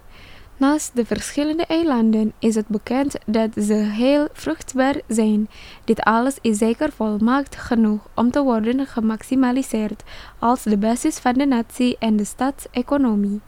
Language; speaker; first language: Dutch; non-native, learner; Indonesian